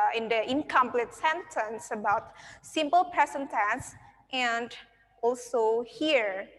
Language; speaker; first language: English; non-native, fluent; Indonesian